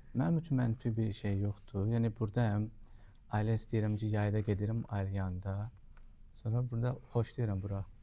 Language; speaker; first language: Azerbaijani; non-native, learner; Urdu